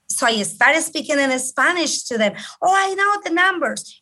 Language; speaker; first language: English; non-native, fluent; Spanish